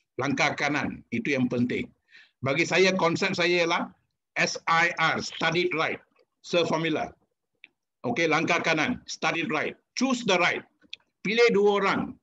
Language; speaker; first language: Malay; non-native, local second language; Tamil